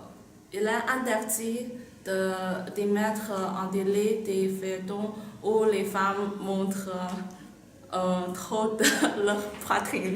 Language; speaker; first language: French; non-native, learner; Chinese